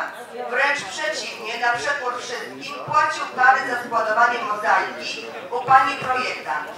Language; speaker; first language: Polish; native; Polish